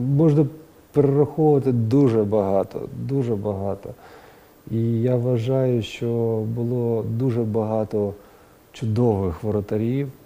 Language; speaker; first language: Ukrainian; non-native, local second language; Russian